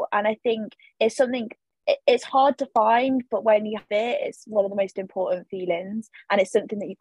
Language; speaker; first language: English; native; English